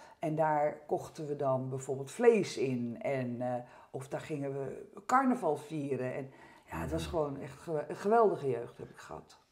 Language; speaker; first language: Dutch; early bilingual, heritage; French